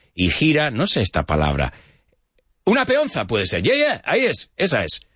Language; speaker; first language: Spanish; non-native, fluent; English